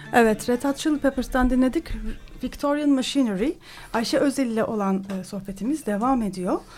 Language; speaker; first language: Turkish; native; Turkish